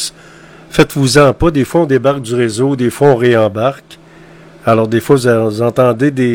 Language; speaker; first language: French; native; French